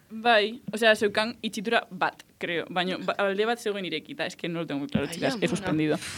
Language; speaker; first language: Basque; non-native, local second language; Spanish